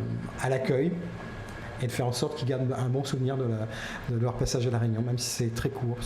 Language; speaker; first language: French; native; French